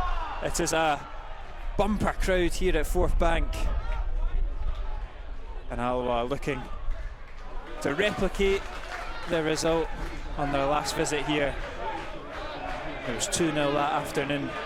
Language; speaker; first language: English; native; English